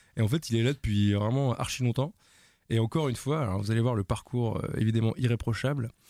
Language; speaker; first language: French; native; French